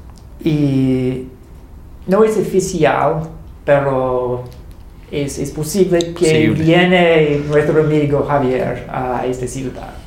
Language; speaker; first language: Spanish; non-native, learner; English